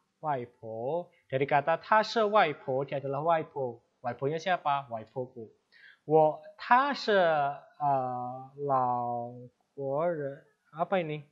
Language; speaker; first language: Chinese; non-native, fluent; Indonesian